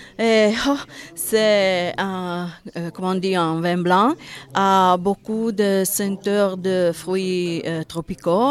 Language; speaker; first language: French; non-native, learner; Italian